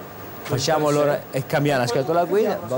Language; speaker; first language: Italian; native; Italian